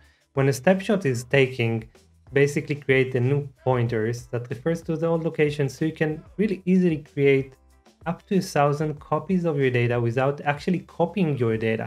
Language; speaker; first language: English; non-native, fluent; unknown